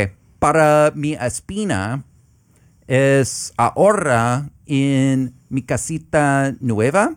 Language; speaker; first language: Spanish; non-native, learner; English